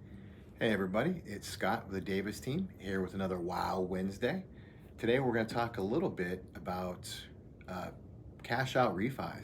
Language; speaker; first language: English; native; English